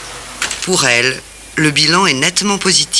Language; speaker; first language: French; native; French